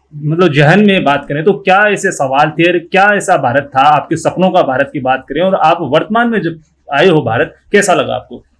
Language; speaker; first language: Hindi; native; Hindi